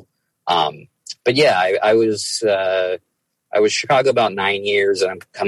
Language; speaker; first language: English; native; English